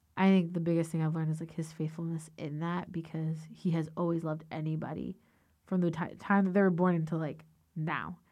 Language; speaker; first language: English; native; English